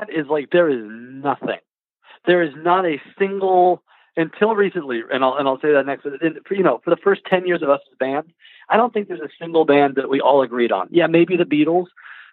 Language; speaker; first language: English; native; English